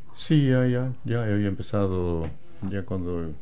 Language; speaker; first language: Spanish; native; Spanish